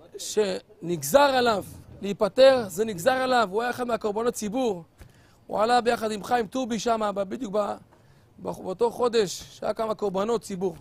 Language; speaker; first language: Hebrew; native; Hebrew